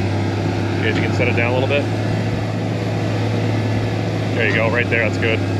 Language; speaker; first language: English; native; English